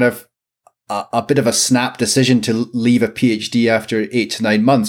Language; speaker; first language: English; native; English